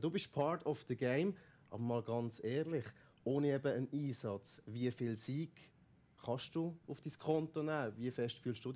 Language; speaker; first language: German; native; German